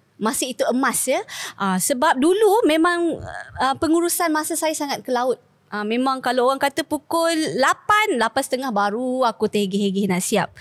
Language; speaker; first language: Malay; native; Malay